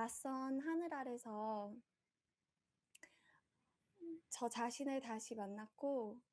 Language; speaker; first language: Korean; early bilingual, heritage; Korean